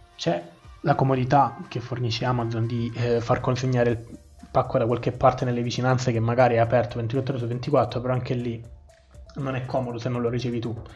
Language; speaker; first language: Italian; native; Italian